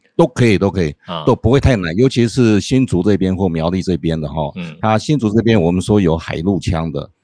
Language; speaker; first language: Chinese; native; Chinese